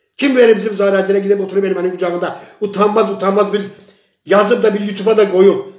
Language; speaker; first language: Azerbaijani; non-native, local second language; Talysh